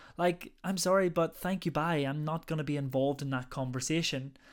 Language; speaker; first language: English; native; English